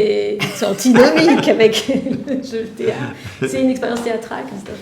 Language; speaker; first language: French; native; French